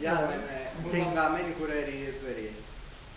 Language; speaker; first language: Swedish; non-native, learner; Spanish